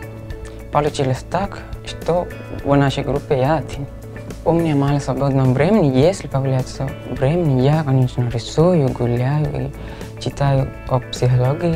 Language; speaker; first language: Russian; non-native, learner; Sinhala